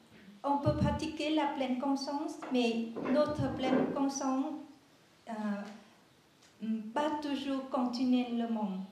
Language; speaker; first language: French; non-native, learner; Vietnamese